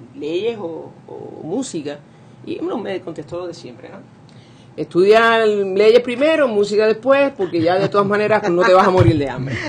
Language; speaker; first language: Spanish; native; Spanish